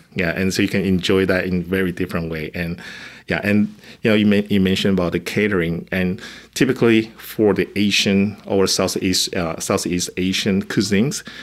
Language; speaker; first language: English; non-native, fluent; Chinese